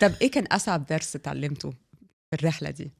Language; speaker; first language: Arabic; native; Arabic